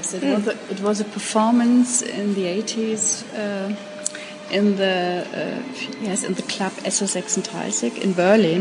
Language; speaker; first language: English; non-native, learner; German